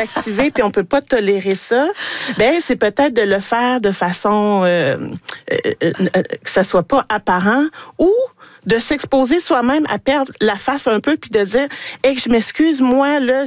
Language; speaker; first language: French; native; French